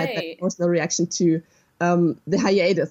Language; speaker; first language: English; non-native, fluent; German